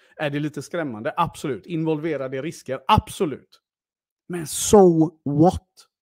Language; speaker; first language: Swedish; early bilingual, other home language; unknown